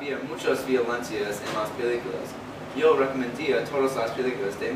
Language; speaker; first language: Spanish; non-native, learner; English